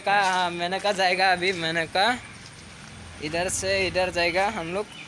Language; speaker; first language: Hindi; non-native, local second language; Assamese